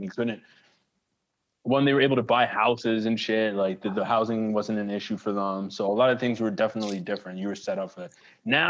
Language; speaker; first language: English; native; English